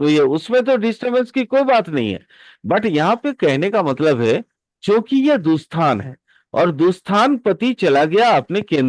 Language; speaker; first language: Hindi; native; Hindi